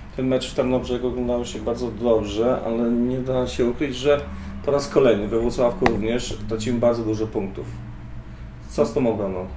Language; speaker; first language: Polish; native; Polish